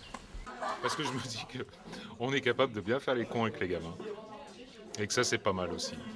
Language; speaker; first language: French; native; French